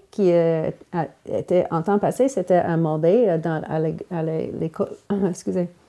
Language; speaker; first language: French; non-native, local second language; English